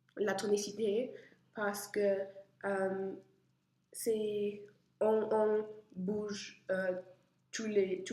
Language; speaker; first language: French; non-native, learner; English